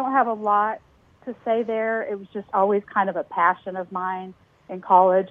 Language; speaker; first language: English; native; English